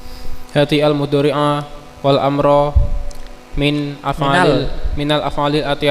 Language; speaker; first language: Arabic; non-native, learner; Indonesian